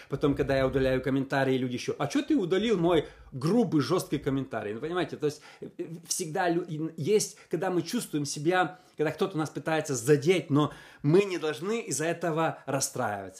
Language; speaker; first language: Russian; native; Russian